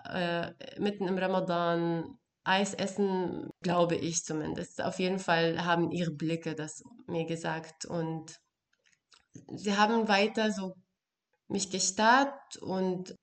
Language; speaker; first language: German; non-native, fluent; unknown